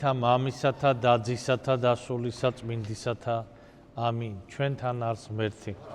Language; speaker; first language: Georgian; native; Georgian